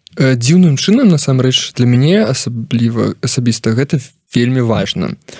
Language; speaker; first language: Belarusian; non-native, local second language; Russian